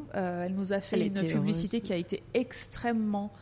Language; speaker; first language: French; native; French